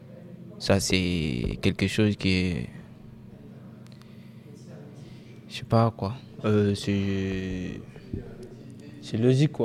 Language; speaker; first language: French; non-native, local second language; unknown